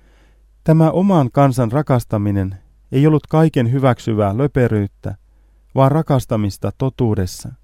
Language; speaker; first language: Finnish; native; Finnish